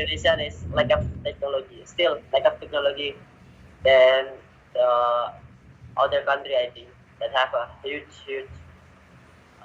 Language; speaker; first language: English; non-native, learner; Indonesian